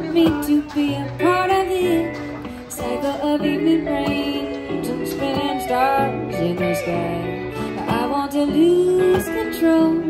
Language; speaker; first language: English; native; English